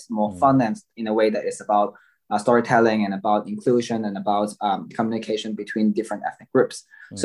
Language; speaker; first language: English; non-native, local second language; Cantonese